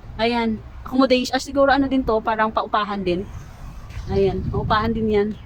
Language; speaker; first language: Filipino; native; Filipino